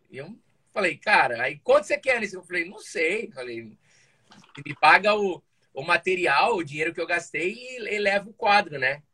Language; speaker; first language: Portuguese; native; Portuguese